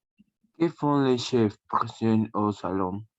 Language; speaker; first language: French; non-native, learner; Spanish